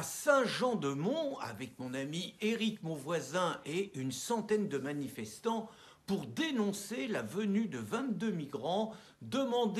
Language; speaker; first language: French; native; French